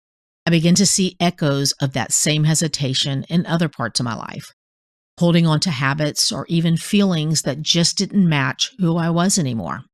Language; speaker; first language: English; native; English